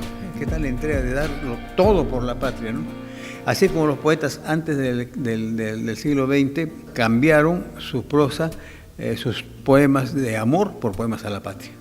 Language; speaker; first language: Spanish; native; Spanish